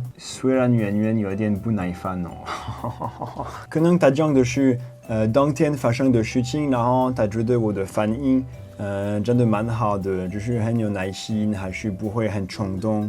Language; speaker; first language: Chinese; non-native, fluent; French